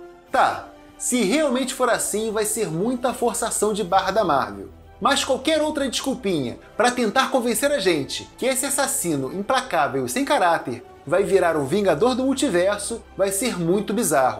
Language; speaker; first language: Portuguese; native; Portuguese